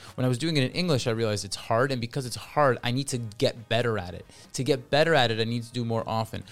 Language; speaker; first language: English; early bilingual, other home language; Russian